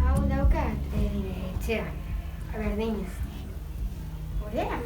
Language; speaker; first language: Basque; non-native, local second language; Spanish